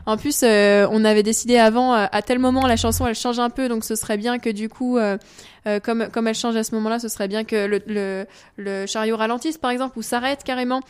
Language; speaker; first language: French; native; French